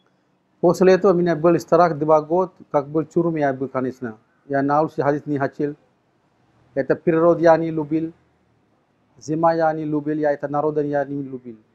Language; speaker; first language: Russian; non-native, learner; Sinhala